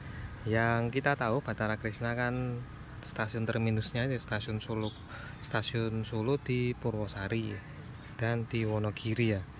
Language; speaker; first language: Indonesian; native; Indonesian